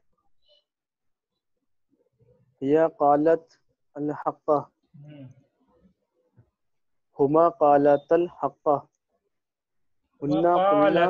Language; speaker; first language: Arabic; non-native, learner; Hindi